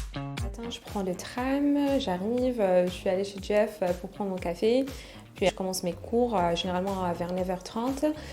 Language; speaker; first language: French; non-native, local second language; Arabic